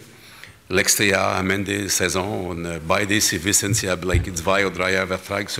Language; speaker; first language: German; non-native, learner; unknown